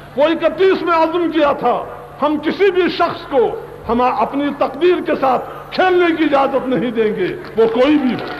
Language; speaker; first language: Urdu; non-native, local second language; Kashmiri